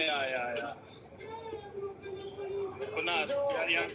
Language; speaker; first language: Indonesian; non-native, learner; Turkish